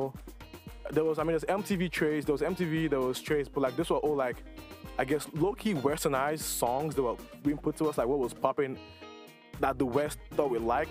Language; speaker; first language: English; non-native, local second language; Igbo